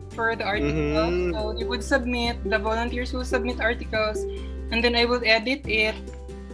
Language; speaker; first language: English; non-native, local second language; Cebuano